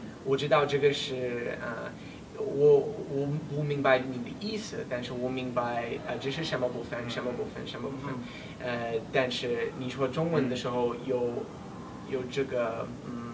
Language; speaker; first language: Chinese; non-native, learner; English